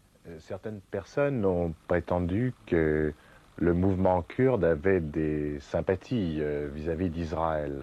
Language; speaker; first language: French; native; French